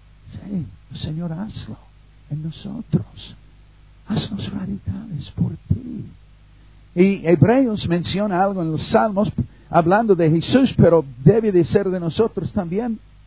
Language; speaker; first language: Spanish; non-native, fluent; English